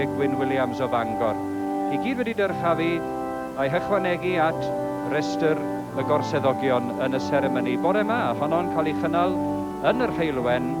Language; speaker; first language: Welsh; native; Welsh